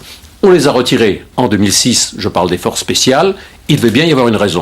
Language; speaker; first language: French; native; French